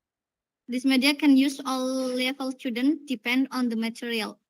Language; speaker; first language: English; non-native, learner; Indonesian